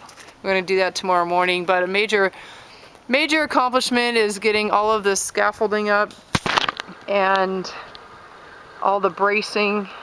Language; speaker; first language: English; native; English